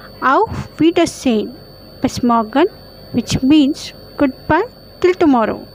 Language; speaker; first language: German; non-native, fluent; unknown